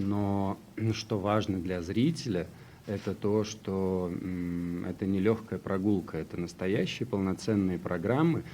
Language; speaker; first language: Russian; native; Russian